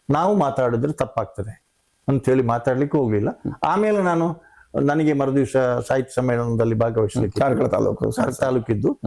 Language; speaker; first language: Kannada; non-native, local second language; Tulu